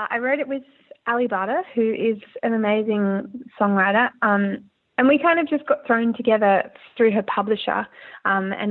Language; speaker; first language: English; native; English